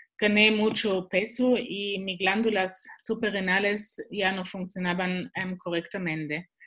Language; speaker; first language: Spanish; non-native, learner; Swiss German